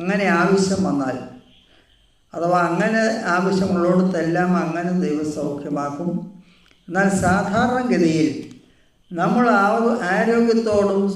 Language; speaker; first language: Malayalam; native; Malayalam